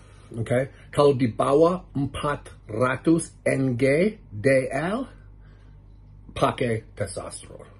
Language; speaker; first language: Indonesian; non-native, learner; English